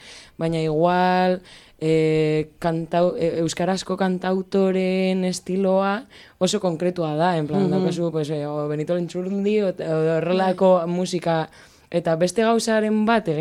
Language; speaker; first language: Basque; non-native, local second language; Spanish